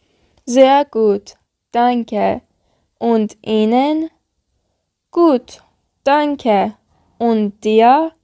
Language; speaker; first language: German; non-native, learner; Persian